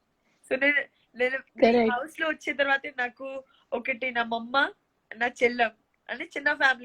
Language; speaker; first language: Telugu; non-native, learner; Gujarati